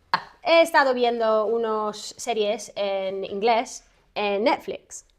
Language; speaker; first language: Spanish; non-native, fluent; English